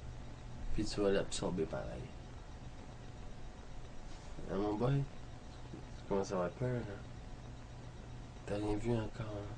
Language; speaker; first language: French; native; French